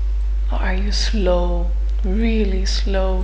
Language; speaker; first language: English; non-native, fluent; German